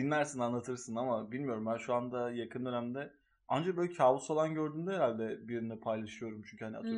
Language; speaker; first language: Turkish; native; Turkish